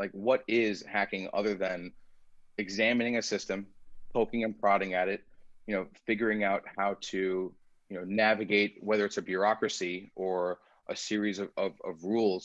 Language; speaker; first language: English; early bilingual, other home language; Persian